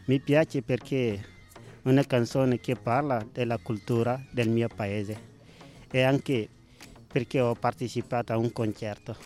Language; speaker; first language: Italian; non-native, learner; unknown